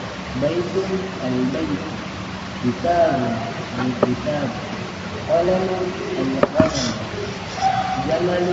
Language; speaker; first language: Arabic; non-native, learner; Indonesian